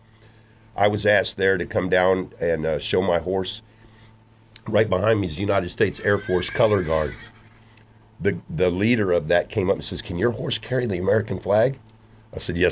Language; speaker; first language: English; native; English